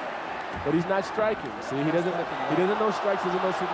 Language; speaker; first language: English; native; English